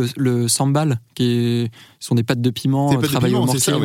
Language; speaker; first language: French; native; French